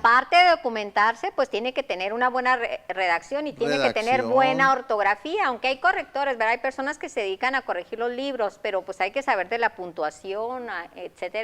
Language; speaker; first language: Spanish; native; Spanish